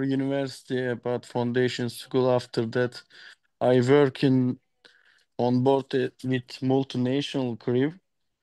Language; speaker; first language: English; non-native, fluent; Turkish